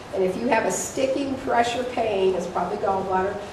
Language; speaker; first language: English; native; English